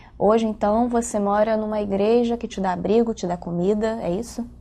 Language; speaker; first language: Portuguese; native; Portuguese